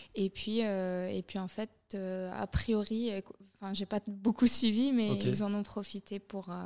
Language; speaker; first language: French; non-native, local second language; Arabic